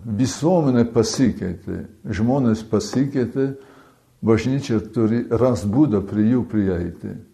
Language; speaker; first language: Lithuanian; early bilingual, heritage; Lithuanian